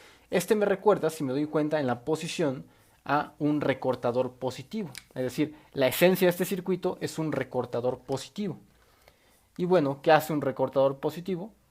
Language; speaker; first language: Spanish; native; Spanish